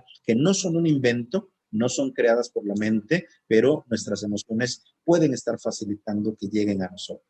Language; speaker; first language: Spanish; native; Spanish